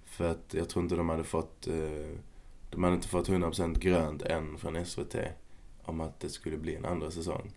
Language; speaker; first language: Swedish; early bilingual, other home language; Arabic